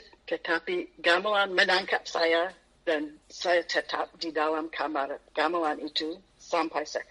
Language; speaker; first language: Indonesian; non-native, fluent; English